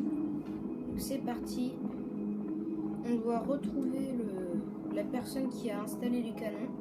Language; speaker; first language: French; native; French